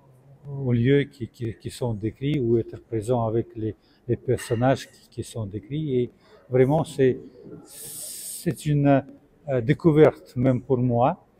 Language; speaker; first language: French; non-native, fluent; Russian